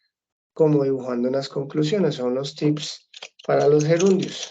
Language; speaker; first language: Spanish; native; Spanish